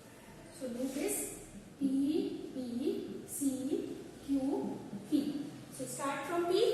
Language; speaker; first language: English; non-native, local second language; Hindi